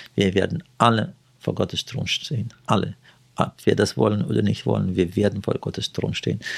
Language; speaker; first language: German; early bilingual, heritage; Russian